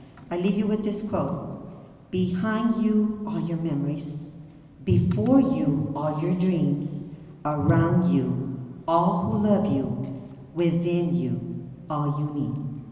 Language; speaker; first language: English; early bilingual, other home language; Spanish